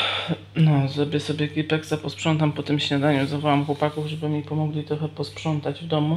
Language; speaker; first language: Polish; native; Polish